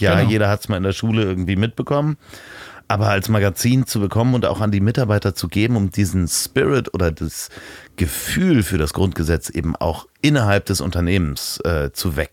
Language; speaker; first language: German; native; German